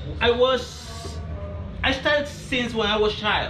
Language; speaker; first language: English; non-native, learner; Spanish